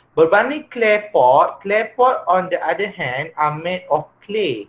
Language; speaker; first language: English; non-native, local second language; Malay